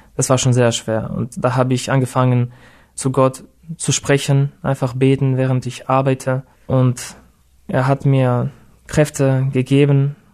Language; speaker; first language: German; non-native, fluent; Russian